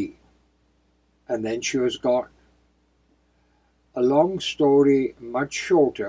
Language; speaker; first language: English; native; English